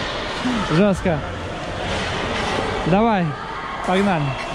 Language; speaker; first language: Russian; native; Russian